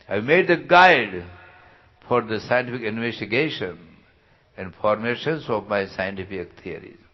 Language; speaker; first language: English; non-native, local second language; Gujarati